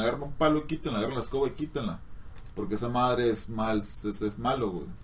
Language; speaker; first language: Spanish; native; Spanish